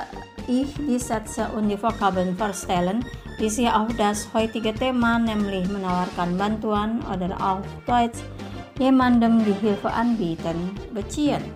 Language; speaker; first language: German; non-native, fluent; Indonesian